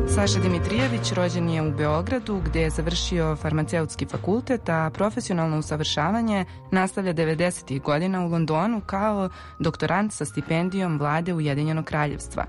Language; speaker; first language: Serbian; native; Serbian